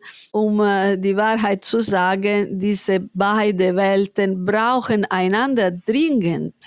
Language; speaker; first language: German; non-native, fluent; Italian